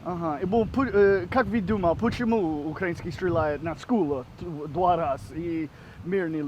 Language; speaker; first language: Russian; non-native, learner; English